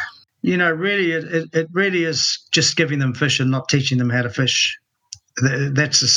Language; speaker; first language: English; native; English